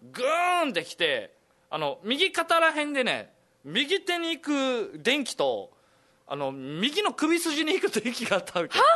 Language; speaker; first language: Japanese; native; Japanese